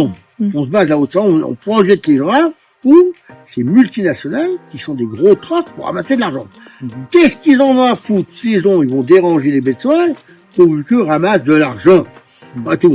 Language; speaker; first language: French; native; French